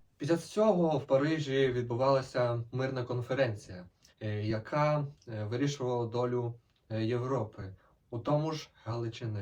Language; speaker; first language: Ukrainian; native; Ukrainian